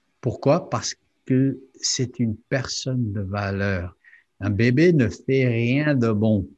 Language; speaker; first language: French; non-native, fluent; English